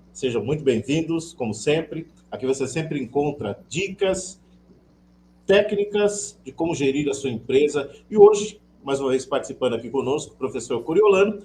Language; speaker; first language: Portuguese; native; Portuguese